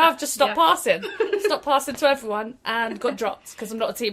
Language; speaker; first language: English; native; English